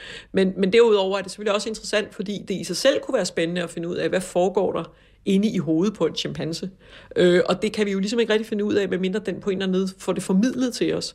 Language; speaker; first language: Danish; native; Danish